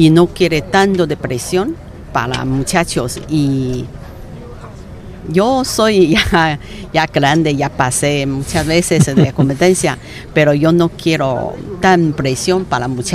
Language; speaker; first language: Spanish; non-native, learner; Chinese